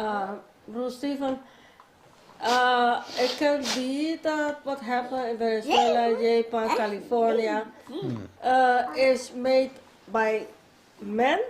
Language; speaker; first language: English; non-native, learner; Papiamento